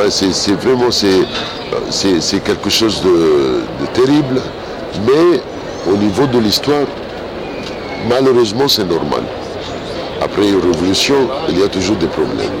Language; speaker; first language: French; non-native, fluent; Arabic